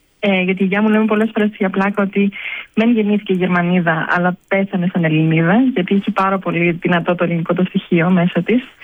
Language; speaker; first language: Greek; early bilingual, heritage; Greek